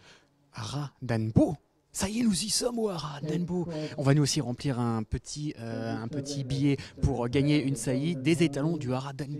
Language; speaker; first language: French; native; French